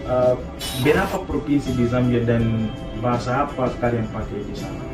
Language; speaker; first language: Malay; non-native, fluent; Nyanja